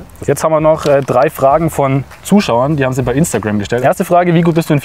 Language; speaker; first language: German; native; German